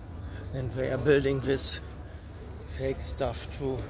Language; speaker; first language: English; non-native, fluent; German